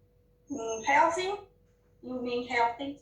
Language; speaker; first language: English; non-native, learner; Chinese